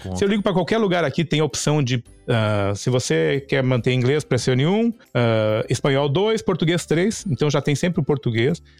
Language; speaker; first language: Portuguese; native; Portuguese